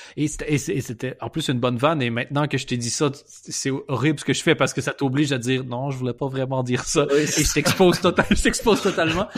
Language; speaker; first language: French; native; French